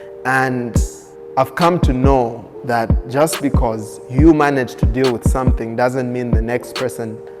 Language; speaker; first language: English; non-native, local second language; Bemba